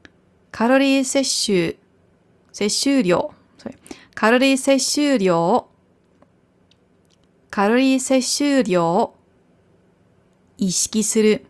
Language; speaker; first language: Japanese; non-native, fluent; German